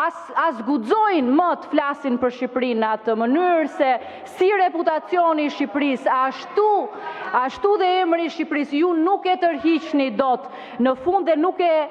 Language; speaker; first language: Albanian; native; Albanian